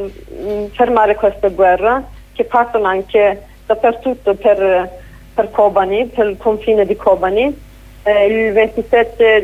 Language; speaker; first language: Italian; non-native, fluent; Kurdish